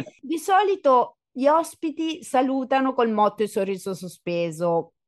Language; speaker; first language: Italian; native; Italian